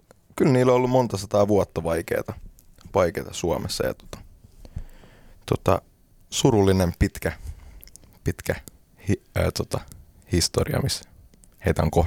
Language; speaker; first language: Finnish; early bilingual, heritage; Finnish